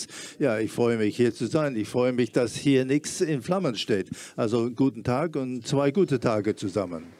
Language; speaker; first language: German; non-native, fluent; French